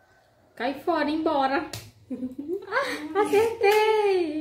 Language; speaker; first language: Portuguese; native; Portuguese